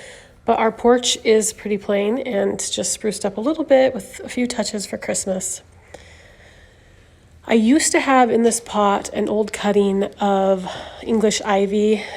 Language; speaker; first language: English; native; English